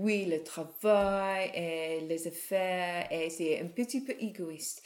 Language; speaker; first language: French; non-native, learner; English